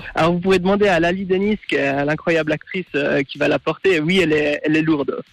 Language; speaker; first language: French; native; French